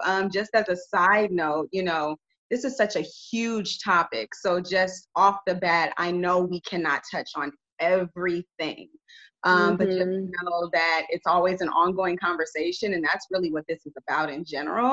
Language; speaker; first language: English; native; English